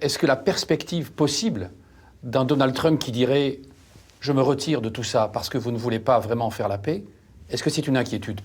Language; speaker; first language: French; native; French